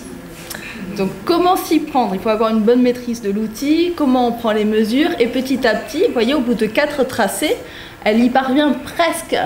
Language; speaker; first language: French; native; French